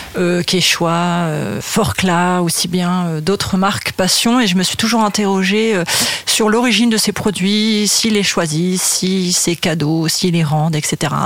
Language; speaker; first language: French; native; French